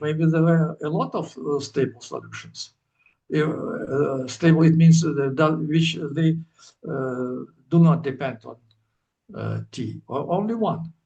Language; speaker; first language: English; non-native, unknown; Russian